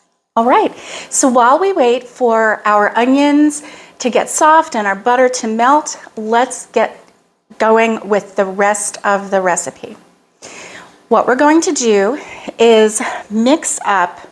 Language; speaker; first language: English; native; English